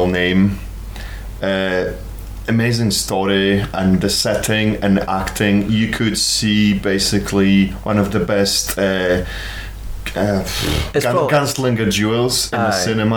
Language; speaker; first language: English; non-native, fluent; Polish